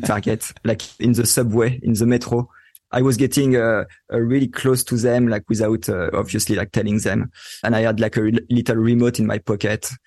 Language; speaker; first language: English; non-native, fluent; French